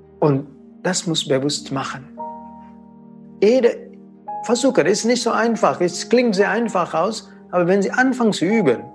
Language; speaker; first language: German; non-native, fluent; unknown